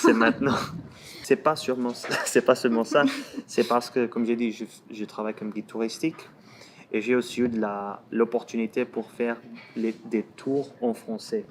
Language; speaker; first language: French; non-native, fluent; Portuguese